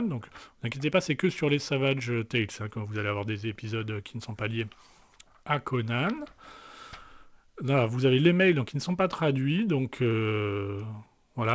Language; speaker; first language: French; native; French